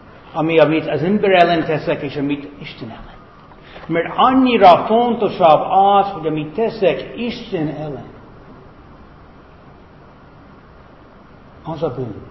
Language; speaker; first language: Hungarian; non-native, fluent; English